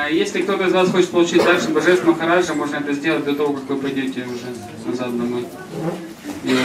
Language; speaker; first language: Russian; native; Russian